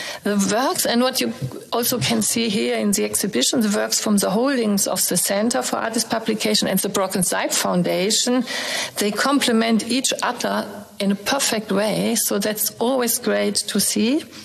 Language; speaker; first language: English; non-native, fluent; German